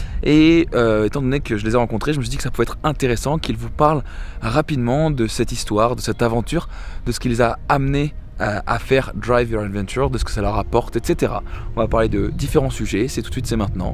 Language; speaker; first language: French; native; French